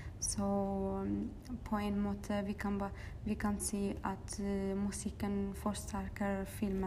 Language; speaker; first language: Swedish; non-native, learner; Norwegian